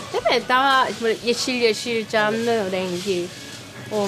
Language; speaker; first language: Turkish; non-native, fluent; Korean